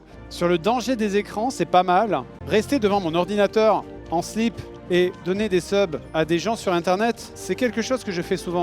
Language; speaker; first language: French; native; French